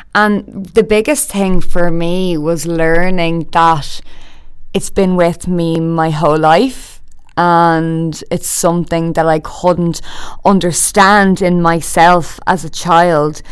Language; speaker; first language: English; native; English